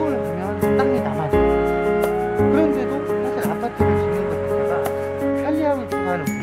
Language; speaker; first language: Korean; native; Korean